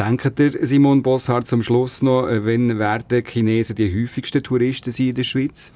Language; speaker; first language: German; native; German